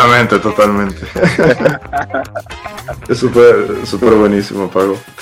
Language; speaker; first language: Spanish; native; Spanish